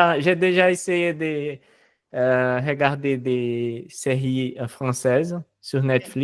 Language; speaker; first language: French; non-native, fluent; Portuguese